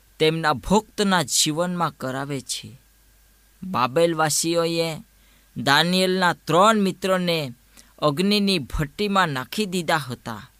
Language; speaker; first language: Gujarati; non-native, local second language; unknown